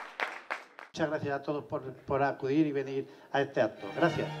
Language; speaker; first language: Spanish; non-native, learner; Italian